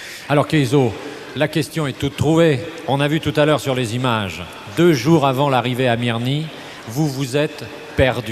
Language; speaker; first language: French; native; French